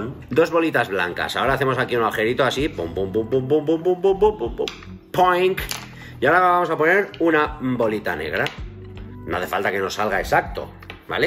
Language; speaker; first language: Spanish; native; Spanish